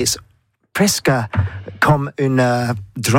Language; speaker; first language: French; non-native, learner; English